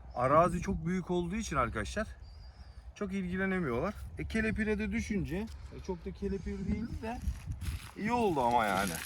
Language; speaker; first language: Turkish; early bilingual, heritage; Turkish